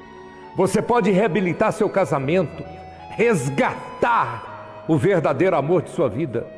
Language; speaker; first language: Portuguese; native; Portuguese